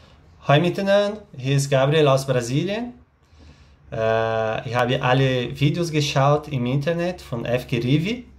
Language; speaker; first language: German; non-native, learner; Portuguese